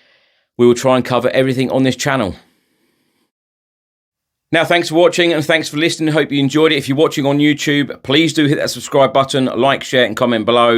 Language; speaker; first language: English; native; English